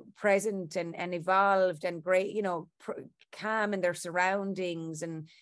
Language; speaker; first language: English; native; English